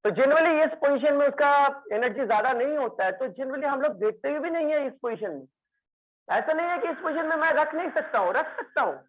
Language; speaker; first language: Hindi; non-native, local second language; Bangla